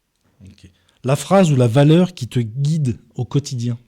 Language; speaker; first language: French; native; French